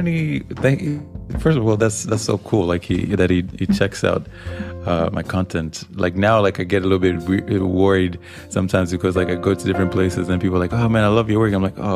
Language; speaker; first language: English; non-native, local second language; Swahili